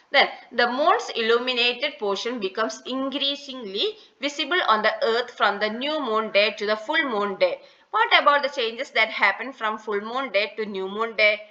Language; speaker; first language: English; non-native, local second language; Malayalam